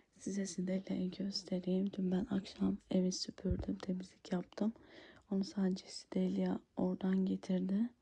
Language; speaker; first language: Turkish; native; Turkish